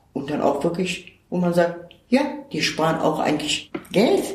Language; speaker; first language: German; non-native, fluent; Turkish